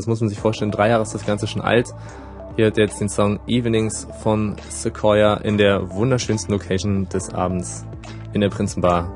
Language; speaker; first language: German; native; German